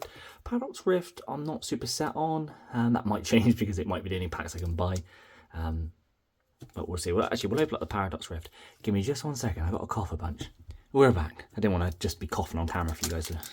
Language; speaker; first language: English; native; English